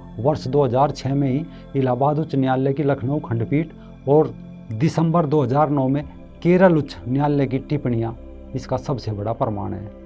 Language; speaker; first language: Hindi; native; Hindi